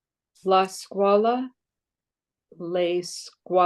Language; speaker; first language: Italian; non-native, learner; English